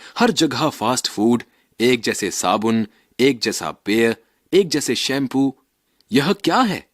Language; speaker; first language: Hindi; native; Hindi